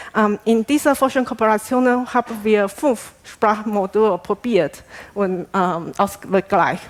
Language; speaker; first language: German; non-native, learner; Chinese